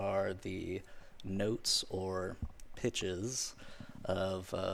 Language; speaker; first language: English; native; English